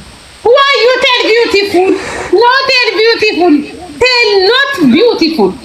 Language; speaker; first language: English; non-native, learner; Amharic